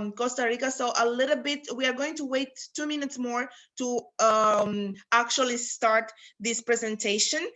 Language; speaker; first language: English; non-native, fluent; Romanian